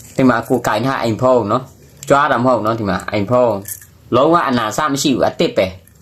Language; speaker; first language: Burmese; non-native, local second language; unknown